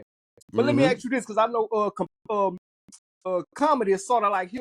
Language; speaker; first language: English; native; English